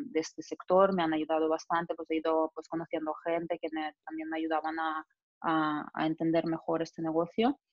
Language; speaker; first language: Spanish; non-native, fluent; Russian